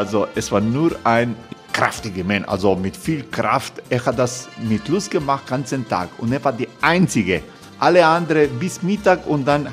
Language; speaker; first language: German; non-native, learner; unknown